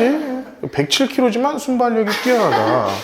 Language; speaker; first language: Korean; native; Korean